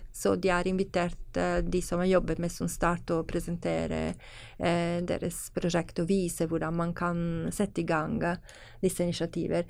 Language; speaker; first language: Norwegian; non-native, fluent; Italian